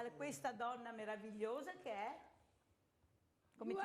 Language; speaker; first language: Italian; native; Italian